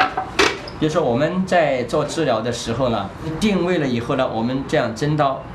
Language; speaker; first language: Chinese; native; Chinese